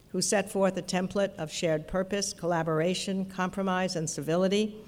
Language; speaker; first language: English; native; English